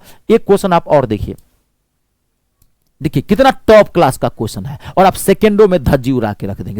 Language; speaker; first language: Hindi; native; Hindi